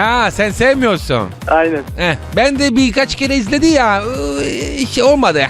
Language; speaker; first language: Turkish; non-native, learner; Italian